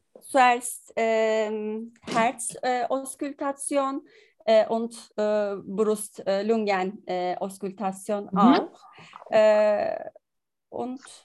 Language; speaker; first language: German; non-native, learner; Turkish